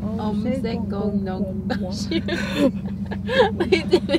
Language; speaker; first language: Chinese; non-native, learner; English